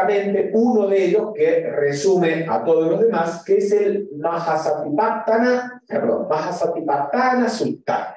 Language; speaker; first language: Spanish; native; Spanish